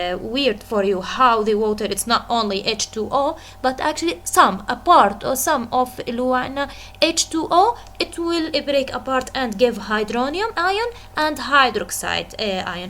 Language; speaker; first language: English; non-native, fluent; Arabic